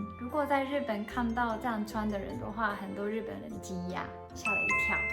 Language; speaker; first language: Chinese; non-native, fluent; Japanese